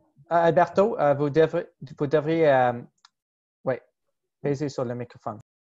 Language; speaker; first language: French; non-native, fluent; English